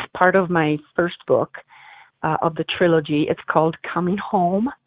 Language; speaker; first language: English; non-native, fluent; Italian